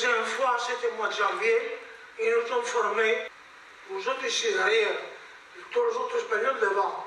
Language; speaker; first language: French; non-native, fluent; Spanish